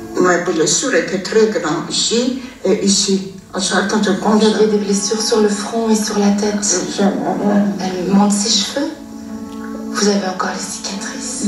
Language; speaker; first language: French; non-native, fluent; Armenian